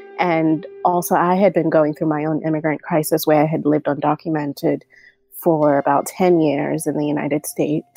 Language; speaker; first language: English; non-native, local second language; Yoruba